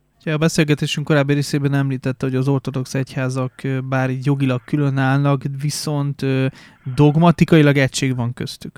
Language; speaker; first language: Hungarian; native; Hungarian